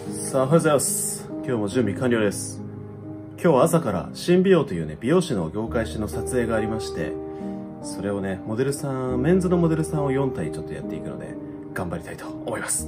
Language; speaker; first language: Japanese; native; Japanese